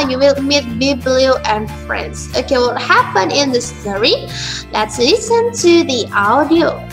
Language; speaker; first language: English; non-native, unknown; Indonesian